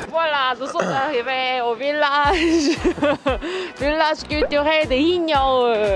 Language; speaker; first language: French; non-native, learner; Korean